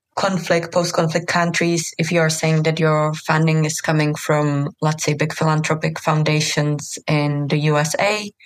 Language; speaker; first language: English; non-native, fluent; Czech